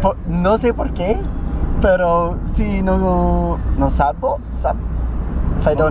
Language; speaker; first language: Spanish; non-native, learner; English